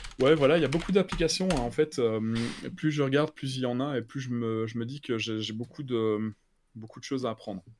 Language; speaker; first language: French; native; French